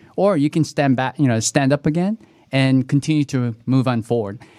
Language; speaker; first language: English; early bilingual, other home language; Korean